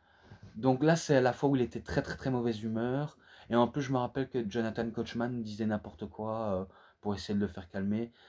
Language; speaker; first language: French; native; French